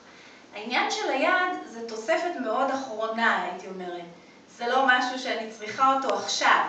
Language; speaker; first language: Hebrew; native; Hebrew